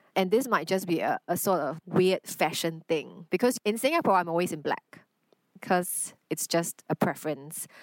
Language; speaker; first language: English; non-native, local second language; Chinese